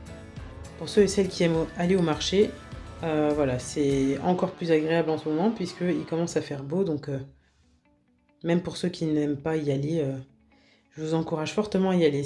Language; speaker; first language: French; native; French